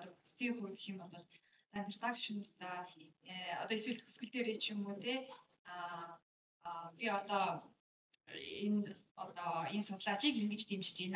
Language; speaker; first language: Mongolian; native; Mongolian